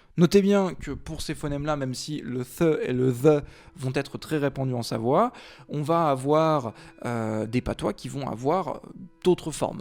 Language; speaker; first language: French; native; French